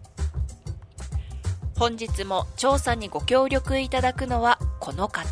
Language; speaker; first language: Japanese; native; Japanese